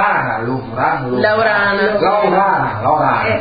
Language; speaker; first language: Italian; early bilingual, heritage; Italian